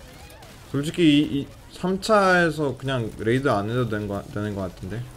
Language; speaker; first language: Korean; non-native, fluent; Russian